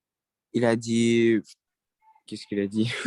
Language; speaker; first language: French; non-native, learner; Russian